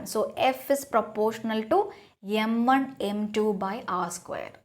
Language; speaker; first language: English; non-native, local second language; Malayalam